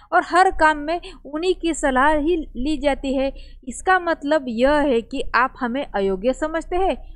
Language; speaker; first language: Hindi; non-native, local second language; Marathi